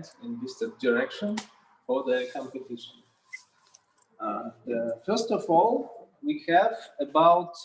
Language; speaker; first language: English; non-native, learner; Russian